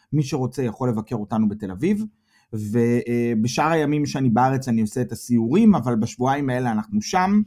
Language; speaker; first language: Hebrew; native; Hebrew